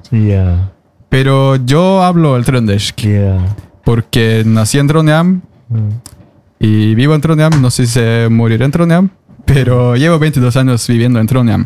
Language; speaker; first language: Spanish; non-native, fluent; Norwegian